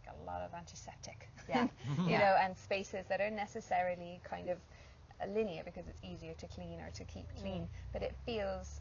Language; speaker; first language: English; native; English